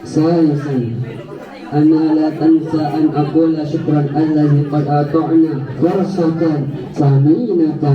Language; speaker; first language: Arabic; non-native, learner; Indonesian